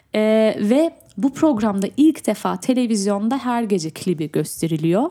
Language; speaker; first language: Turkish; native; Turkish